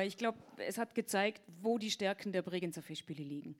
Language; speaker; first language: German; native; German